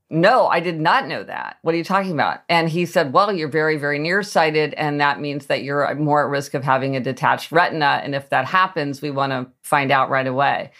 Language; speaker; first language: English; native; English